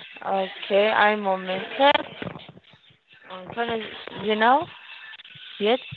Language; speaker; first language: German; non-native, learner; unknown